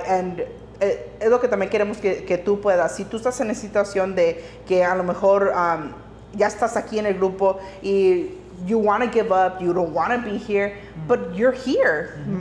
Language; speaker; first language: Spanish; early bilingual, heritage; Spanish